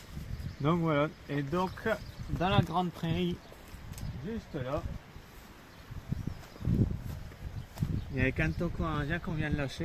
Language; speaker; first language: French; native; French